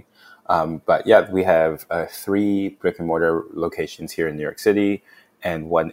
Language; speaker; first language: English; non-native, local second language; Cantonese